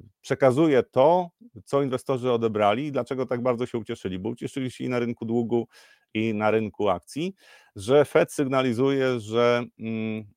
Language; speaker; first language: Polish; native; Polish